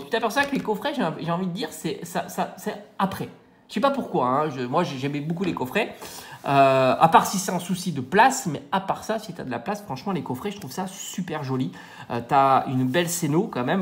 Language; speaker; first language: French; native; French